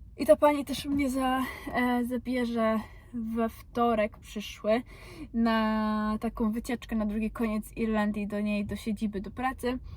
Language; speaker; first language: Polish; early bilingual, heritage; Polish